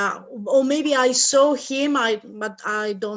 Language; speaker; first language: English; non-native, learner; Italian